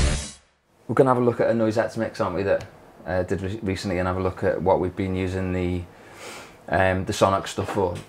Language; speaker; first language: English; native; English